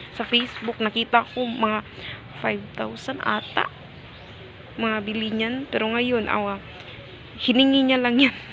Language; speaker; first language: Filipino; non-native, local second language; Cebuano